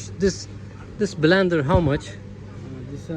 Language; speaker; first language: English; non-native, learner; Turkish